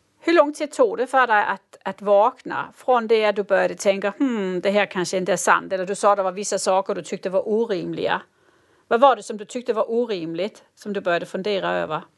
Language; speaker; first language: Swedish; native; Swedish